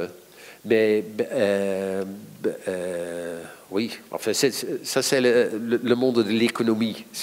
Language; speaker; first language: French; non-native, fluent; Dutch